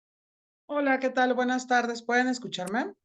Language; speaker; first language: Spanish; native; Spanish